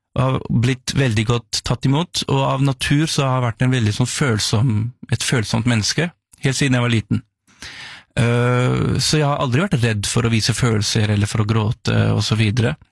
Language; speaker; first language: Norwegian; early bilingual, other home language; Urdu